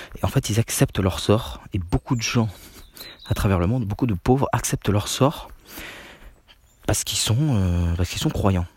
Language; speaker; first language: French; native; French